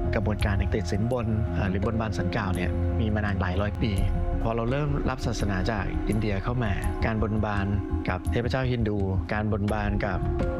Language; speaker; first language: Thai; native; Thai